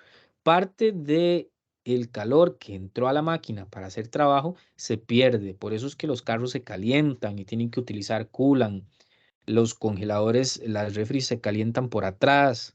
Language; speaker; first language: Spanish; native; Spanish